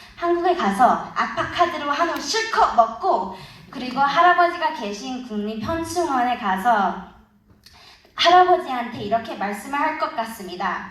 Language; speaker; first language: Korean; early bilingual, heritage; Korean